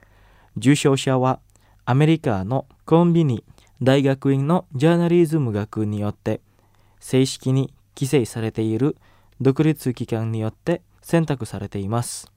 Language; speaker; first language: Japanese; non-native, fluent; Indonesian